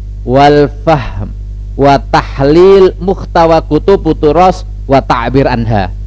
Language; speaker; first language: Arabic; non-native, fluent; Indonesian